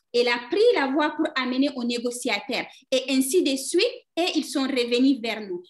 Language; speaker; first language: French; non-native, local second language; Fula